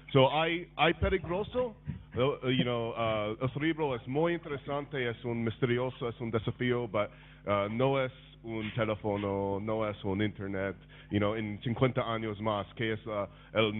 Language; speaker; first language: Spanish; non-native, learner; English